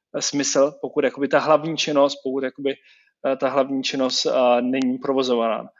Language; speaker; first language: Czech; native; Czech